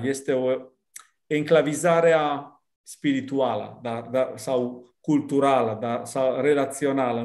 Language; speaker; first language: Romanian; non-native, fluent; Italian